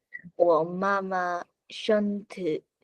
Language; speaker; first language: Chinese; non-native, learner; Vietnamese